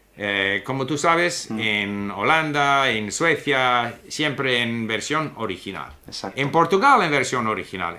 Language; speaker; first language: Spanish; non-native, fluent; English